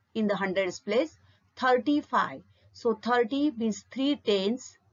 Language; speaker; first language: English; non-native, local second language; Marathi